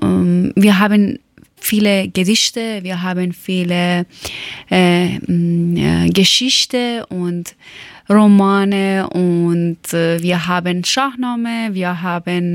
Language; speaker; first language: German; non-native, learner; Persian